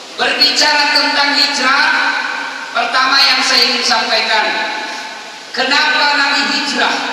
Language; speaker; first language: Indonesian; non-native, local second language; Buginese